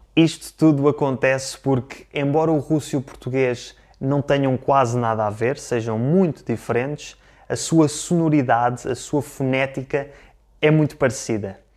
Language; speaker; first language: Portuguese; native; Portuguese